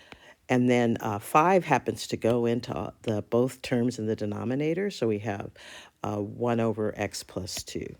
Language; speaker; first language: English; native; English